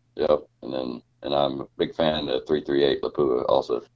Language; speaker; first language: English; native; English